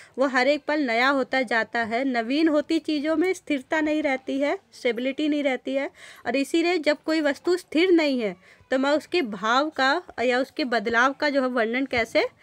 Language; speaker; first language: Hindi; native; Hindi